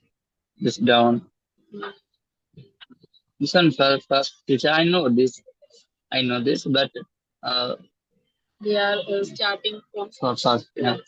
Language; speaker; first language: English; non-native, learner; Bangla